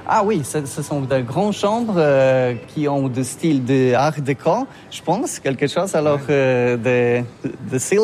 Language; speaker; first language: French; non-native, learner; Polish